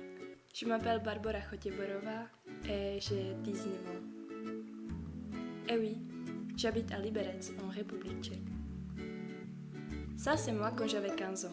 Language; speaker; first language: French; non-native, learner; Czech